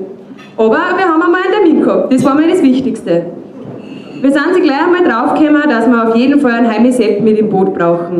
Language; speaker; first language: German; native; German